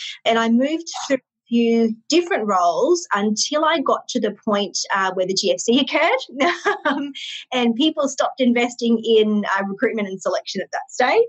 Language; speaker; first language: English; native; English